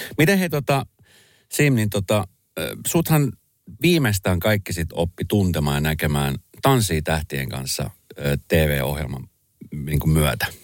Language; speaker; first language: Finnish; early bilingual, other home language; Spanish